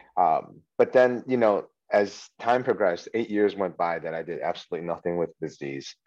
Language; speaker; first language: English; early bilingual, other home language; Chinese